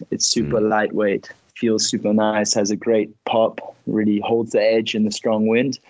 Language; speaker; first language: English; early bilingual, heritage; Spanish